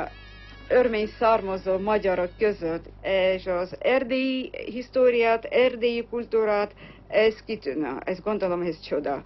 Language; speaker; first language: Hungarian; non-native, learner; Armenian